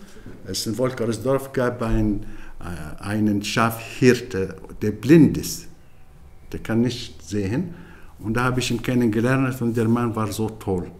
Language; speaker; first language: German; non-native, fluent; Arabic